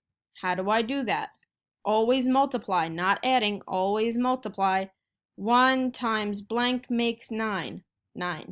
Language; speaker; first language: English; native; English